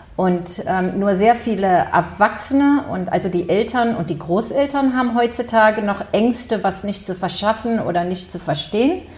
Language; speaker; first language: German; early bilingual, heritage; German